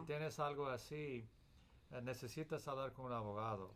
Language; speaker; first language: Spanish; early bilingual, heritage; Spanish